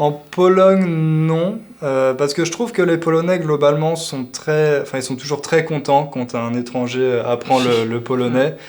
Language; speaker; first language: French; native; French